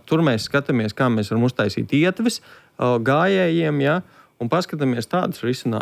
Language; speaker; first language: Latvian; native; Latvian